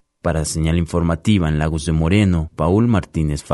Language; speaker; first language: Spanish; native; Spanish